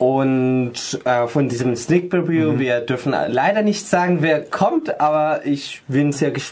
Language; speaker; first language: German; non-native, fluent; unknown